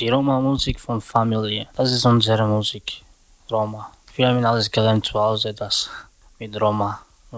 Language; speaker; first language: German; non-native, learner; Romany